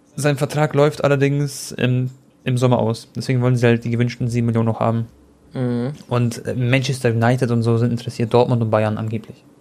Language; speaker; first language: German; early bilingual, other home language; Croatian